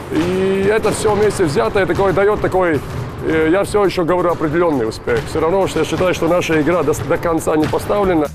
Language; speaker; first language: Russian; non-native, fluent; Latvian